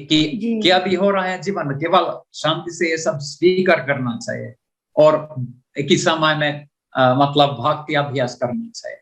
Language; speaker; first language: Hindi; non-native, learner; Finnish